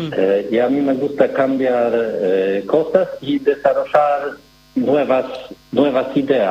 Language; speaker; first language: Spanish; non-native, learner; Polish